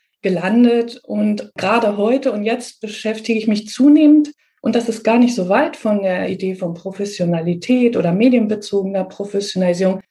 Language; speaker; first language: German; native; German